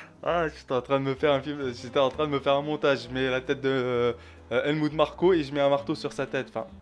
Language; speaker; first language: French; native; French